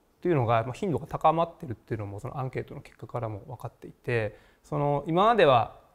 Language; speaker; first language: Japanese; native; Japanese